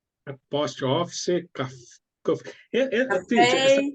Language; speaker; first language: English; non-native, learner; Portuguese